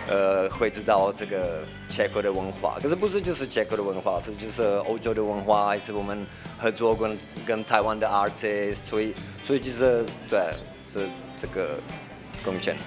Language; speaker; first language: Chinese; non-native, fluent; Czech